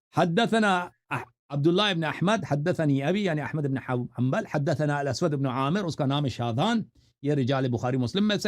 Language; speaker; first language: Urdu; non-native, fluent; Persian